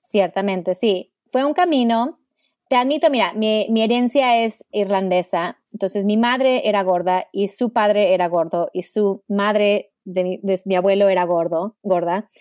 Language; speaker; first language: Spanish; native; Spanish